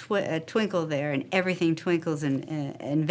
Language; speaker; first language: English; native; English